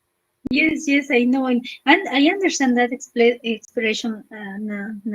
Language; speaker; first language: English; non-native, learner; Spanish